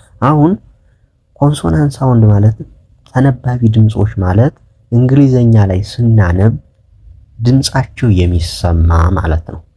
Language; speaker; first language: Amharic; native; Amharic